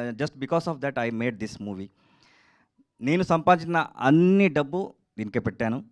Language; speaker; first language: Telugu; non-native, learner; Kannada